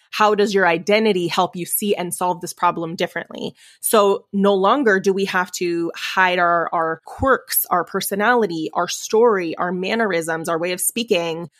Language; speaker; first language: English; early bilingual, other home language; Spanish